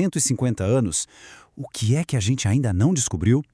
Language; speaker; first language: Portuguese; native; Portuguese